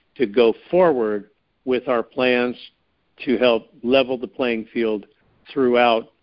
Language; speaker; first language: English; native; English